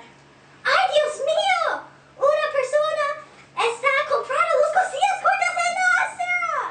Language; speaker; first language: Spanish; non-native, learner; English